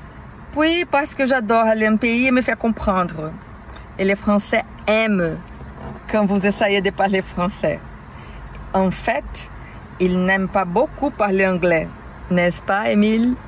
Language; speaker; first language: French; non-native, learner; Portuguese